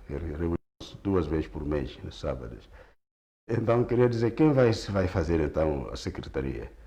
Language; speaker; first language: Portuguese; non-native, local second language; Kongo